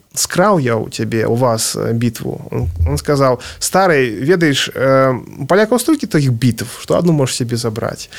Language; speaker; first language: Belarusian; non-native, local second language; Russian